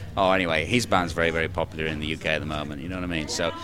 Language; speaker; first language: English; native; English